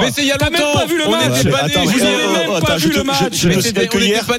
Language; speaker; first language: French; native; French